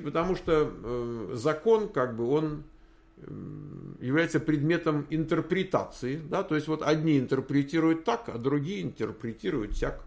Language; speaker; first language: Russian; native; Russian